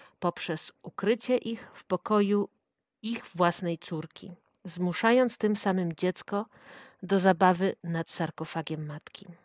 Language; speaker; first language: Polish; native; Polish